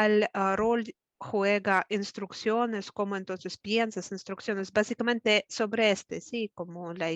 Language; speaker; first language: Spanish; non-native, fluent; Russian